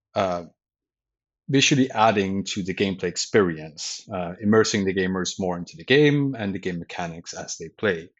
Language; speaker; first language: English; non-native, fluent; Danish